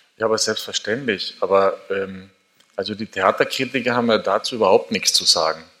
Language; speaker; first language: German; native; German